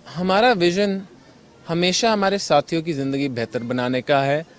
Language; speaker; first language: Hindi; native; Hindi